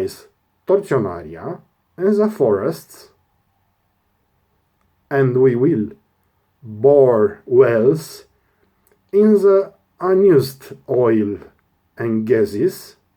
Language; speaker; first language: English; non-native, learner; Romanian